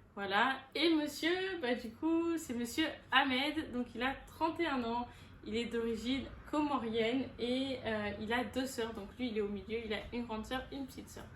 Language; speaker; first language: French; native; French